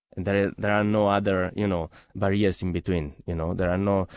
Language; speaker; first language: English; non-native, fluent; Italian